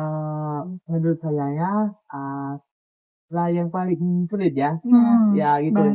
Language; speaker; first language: Indonesian; non-native, learner; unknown